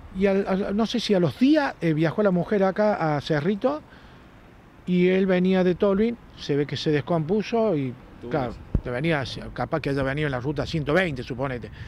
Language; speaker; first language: Spanish; native; Spanish